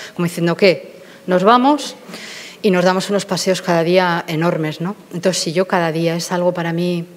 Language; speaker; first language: Spanish; native; Spanish